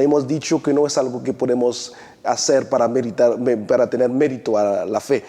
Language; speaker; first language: Spanish; non-native, fluent; Haitian Creole